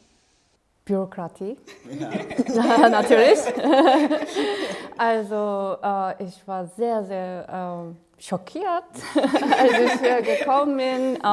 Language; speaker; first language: German; non-native, fluent; Korean